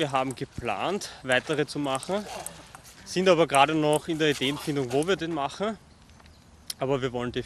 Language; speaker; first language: German; native; German